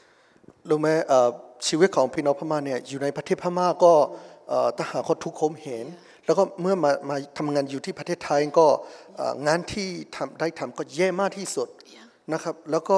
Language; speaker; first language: Thai; non-native, fluent; Burmese